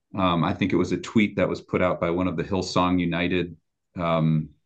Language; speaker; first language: English; native; English